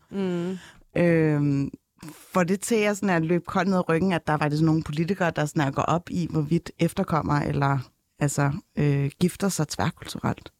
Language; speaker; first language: Danish; early bilingual, other home language; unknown